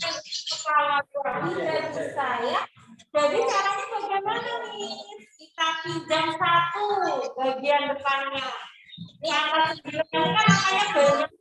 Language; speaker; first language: Indonesian; native; Indonesian